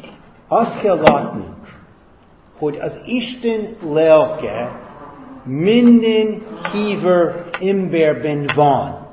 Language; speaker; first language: Hungarian; non-native, fluent; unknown